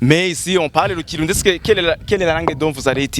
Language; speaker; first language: French; non-native, local second language; Rundi